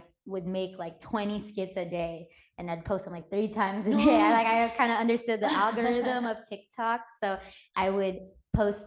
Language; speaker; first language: English; native; English